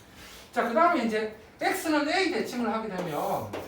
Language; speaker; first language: Korean; native; Korean